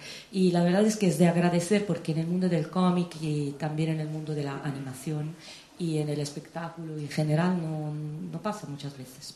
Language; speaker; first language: Spanish; non-native, fluent; Italian